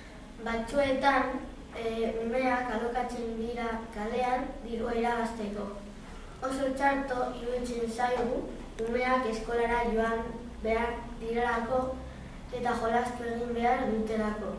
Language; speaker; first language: Basque; non-native, local second language; Spanish